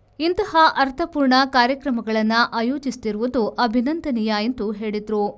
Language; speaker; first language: Kannada; native; Kannada